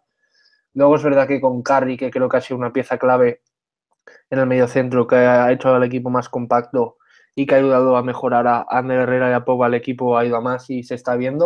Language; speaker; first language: Spanish; native; Spanish